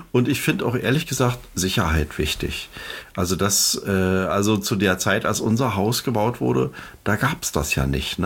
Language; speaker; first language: German; native; German